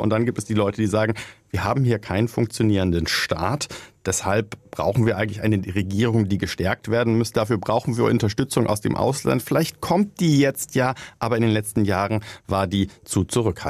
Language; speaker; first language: German; native; German